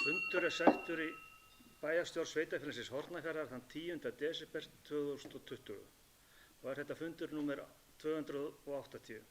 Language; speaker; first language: Icelandic; native; Icelandic